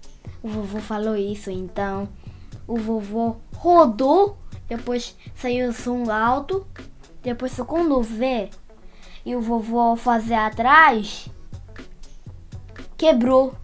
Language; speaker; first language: Portuguese; early bilingual, heritage; Portuguese